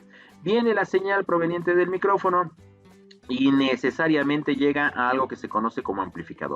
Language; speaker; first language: Spanish; native; Spanish